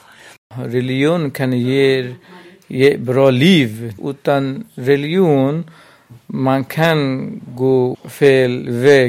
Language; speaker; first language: Swedish; non-native, local second language; Burmese